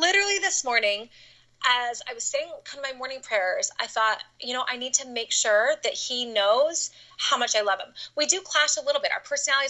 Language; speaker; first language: English; native; English